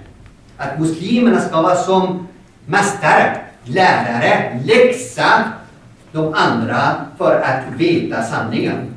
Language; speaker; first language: Swedish; non-native, fluent; Arabic